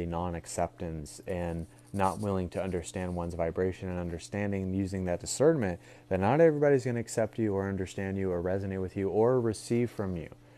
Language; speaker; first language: English; native; English